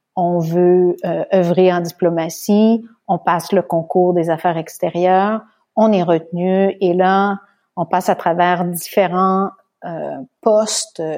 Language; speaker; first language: French; native; French